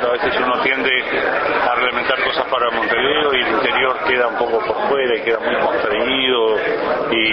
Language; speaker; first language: Spanish; native; Spanish